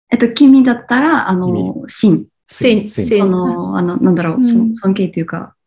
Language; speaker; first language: Japanese; early bilingual, other home language; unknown